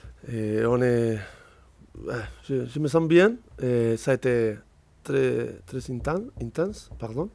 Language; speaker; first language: French; non-native, fluent; Spanish